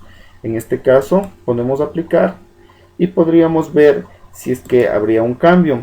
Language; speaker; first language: Spanish; native; Spanish